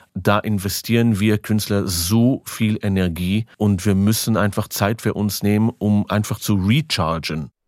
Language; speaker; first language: German; non-native, fluent; Hebrew